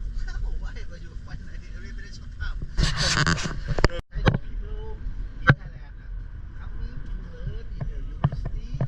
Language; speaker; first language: English; non-native, learner; Thai